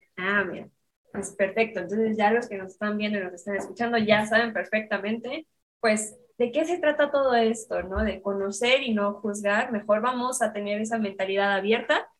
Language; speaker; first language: Spanish; native; Spanish